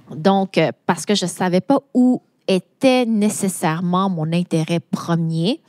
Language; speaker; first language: French; native; French